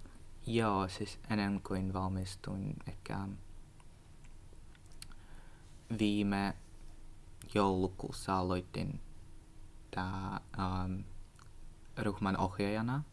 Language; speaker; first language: Finnish; non-native, learner; Russian